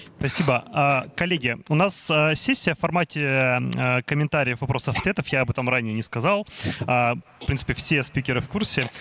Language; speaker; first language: Russian; native; Russian